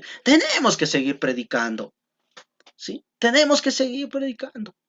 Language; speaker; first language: Spanish; native; Spanish